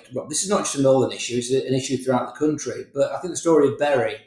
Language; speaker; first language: English; native; English